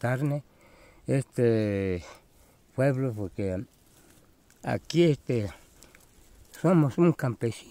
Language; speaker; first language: Spanish; non-native, local second language; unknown